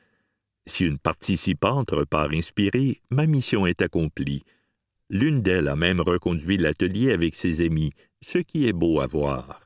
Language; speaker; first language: French; native; French